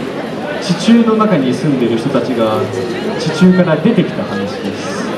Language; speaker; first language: Japanese; non-native, fluent; French